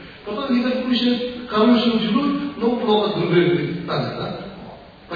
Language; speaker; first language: Russian; non-native, learner; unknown